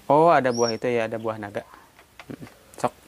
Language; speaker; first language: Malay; non-native, local second language; Sundanese